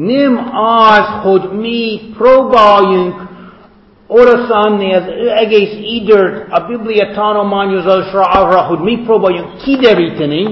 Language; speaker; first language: Hungarian; non-native, fluent; English